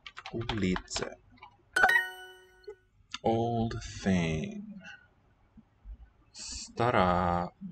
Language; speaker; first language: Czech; non-native, learner; English